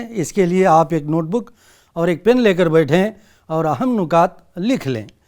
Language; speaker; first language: Urdu; native; Urdu